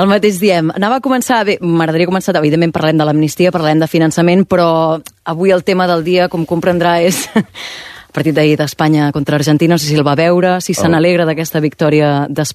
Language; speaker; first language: Catalan; native; Catalan